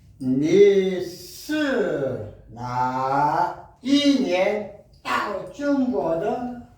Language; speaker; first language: Chinese; non-native, learner; Korean